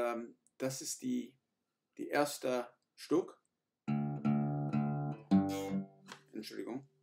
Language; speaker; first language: German; non-native, learner; English